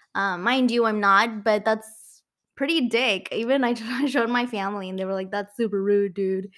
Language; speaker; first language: English; non-native, fluent; Spanish